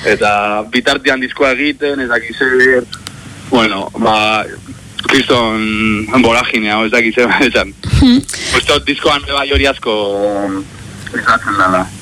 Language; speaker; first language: Basque; native; Basque